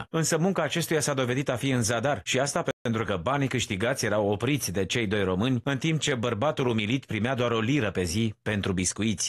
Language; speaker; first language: Romanian; native; Romanian